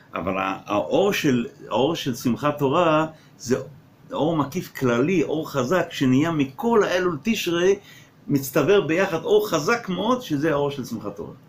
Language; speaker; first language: Hebrew; non-native, fluent; English